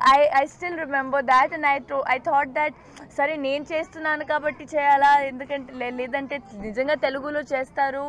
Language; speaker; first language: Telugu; non-native, fluent; Punjabi